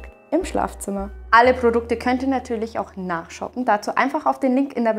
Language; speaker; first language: German; native; German